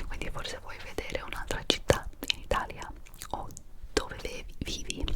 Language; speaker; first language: Italian; non-native, fluent; English